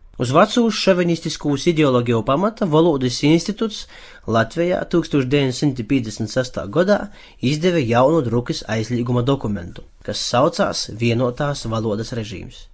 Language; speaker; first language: Latvian; native; Latvian